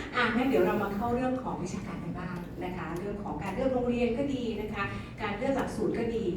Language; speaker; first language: Thai; native; Thai